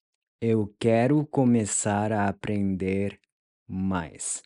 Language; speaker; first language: Portuguese; non-native, fluent; English